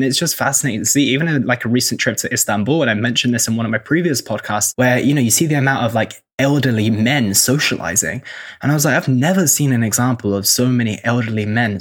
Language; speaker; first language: English; native; English